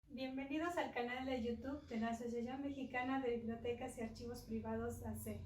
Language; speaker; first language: Spanish; non-native, local second language; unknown